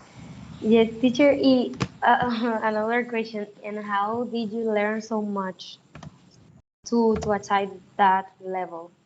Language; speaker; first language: English; non-native, learner; Spanish